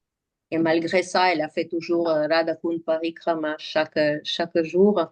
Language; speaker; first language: French; non-native, fluent; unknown